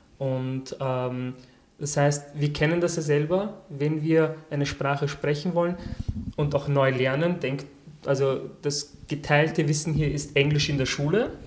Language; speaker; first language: German; early bilingual, other home language; Turkish